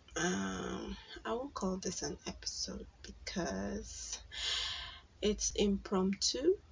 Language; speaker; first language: English; non-native, local second language; Igbo